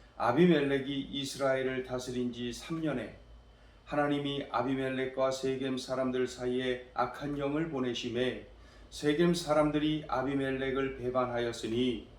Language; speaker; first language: Korean; native; Korean